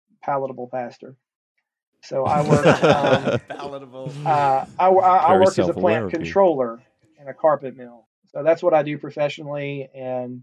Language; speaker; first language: English; native; English